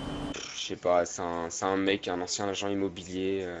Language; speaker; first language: French; native; French